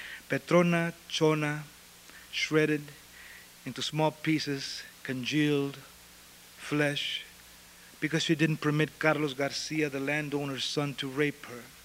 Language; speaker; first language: English; early bilingual, other home language; Spanish